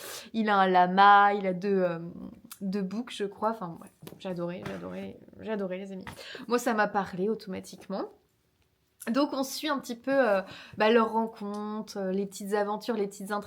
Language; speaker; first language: French; native; French